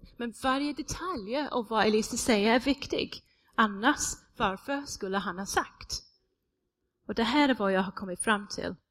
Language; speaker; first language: Swedish; non-native, fluent; English